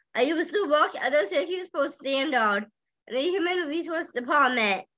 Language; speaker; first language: English; native; English